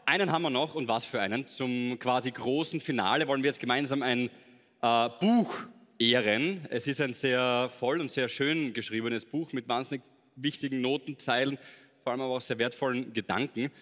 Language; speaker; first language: German; native; German